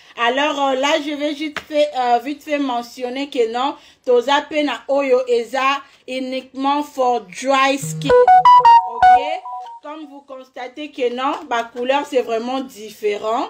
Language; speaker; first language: French; non-native, local second language; Lingala